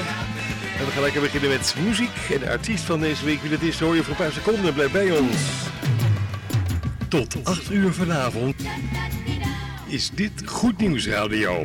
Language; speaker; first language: Dutch; native; Dutch